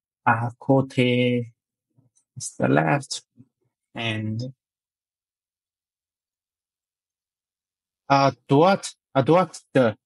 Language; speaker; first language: French; non-native, learner; Chinese